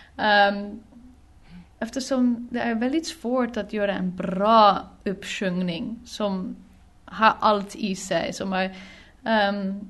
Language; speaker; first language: Swedish; non-native, fluent; Dutch